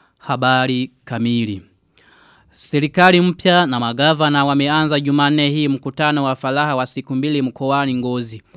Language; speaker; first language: Swahili; non-native, local second language; Rundi